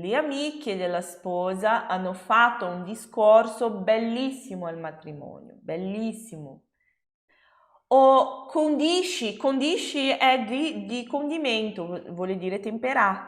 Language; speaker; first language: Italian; non-native, fluent; Portuguese